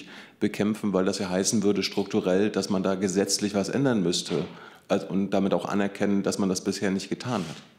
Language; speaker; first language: German; native; German